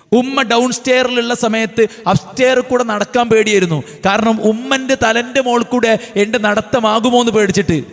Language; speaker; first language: Malayalam; native; Malayalam